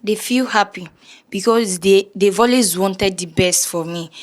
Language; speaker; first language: English; non-native, local second language; Yoruba